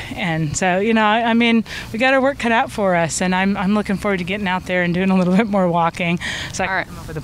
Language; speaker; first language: English; native; English